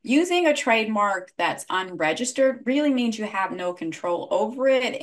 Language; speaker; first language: English; native; English